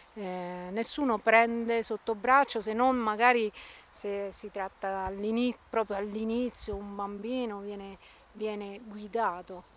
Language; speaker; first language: Italian; native; Italian